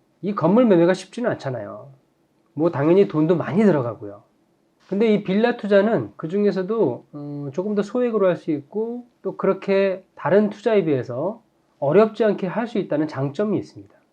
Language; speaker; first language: Korean; native; Korean